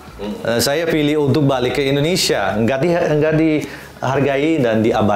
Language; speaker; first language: Indonesian; non-native, fluent; Dutch